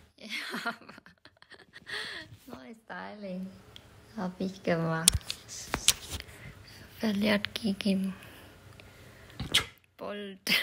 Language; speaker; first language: German; non-native, learner; Korean